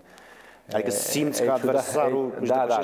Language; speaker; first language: Romanian; native; Romanian